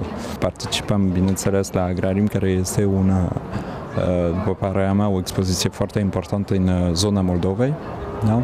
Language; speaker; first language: Romanian; non-native, fluent; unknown